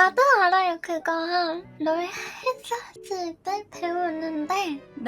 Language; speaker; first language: Korean; non-native, learner; Japanese